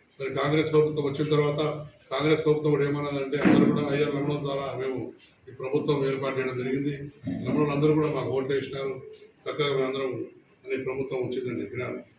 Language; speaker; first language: Telugu; non-native, local second language; Lambadi